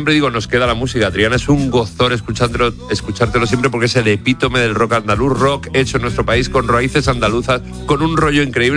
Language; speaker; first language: Spanish; native; Spanish